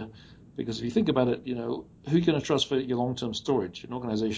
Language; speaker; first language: English; native; English